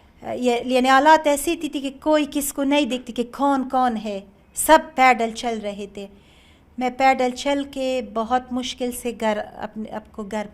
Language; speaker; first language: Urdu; non-native, learner; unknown